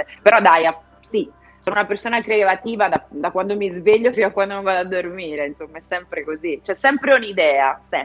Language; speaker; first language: Italian; native; Italian